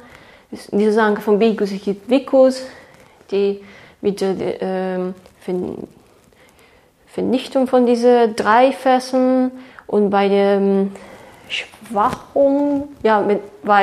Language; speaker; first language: German; non-native, fluent; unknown